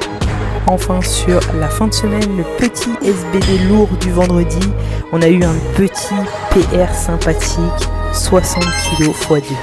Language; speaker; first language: French; native; French